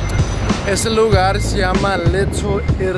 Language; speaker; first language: Spanish; early bilingual, heritage; Spanish